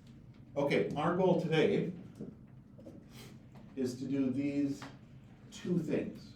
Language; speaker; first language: English; native; English